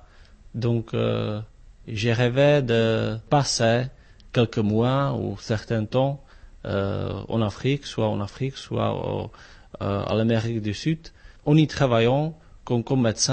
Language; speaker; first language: French; non-native, fluent; Czech